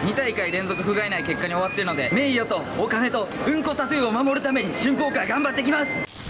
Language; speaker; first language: Japanese; native; Japanese